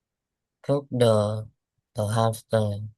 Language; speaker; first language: English; non-native, learner; Vietnamese